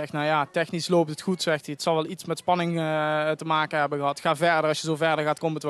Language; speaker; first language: Dutch; native; Dutch